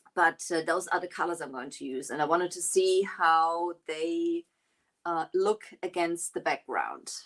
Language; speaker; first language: English; non-native, fluent; German